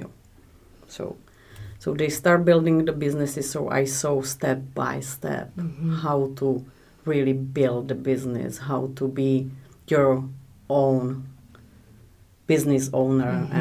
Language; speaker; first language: English; non-native, learner; Czech